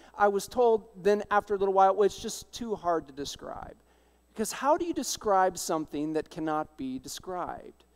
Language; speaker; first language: English; native; English